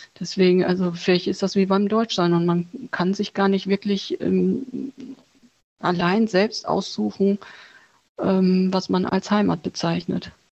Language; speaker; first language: German; early bilingual, other home language; Chinese